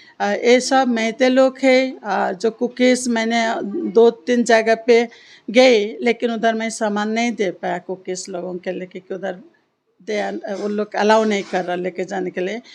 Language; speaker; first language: Hindi; non-native, local second language; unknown